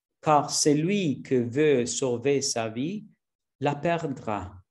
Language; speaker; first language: French; non-native, learner; Spanish